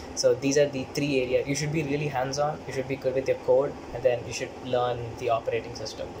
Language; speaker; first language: English; non-native, local second language; Telugu